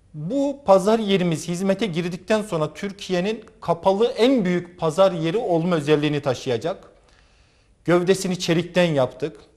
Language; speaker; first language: Turkish; native; Turkish